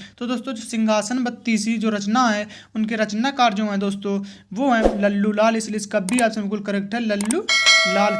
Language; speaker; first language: Hindi; native; Hindi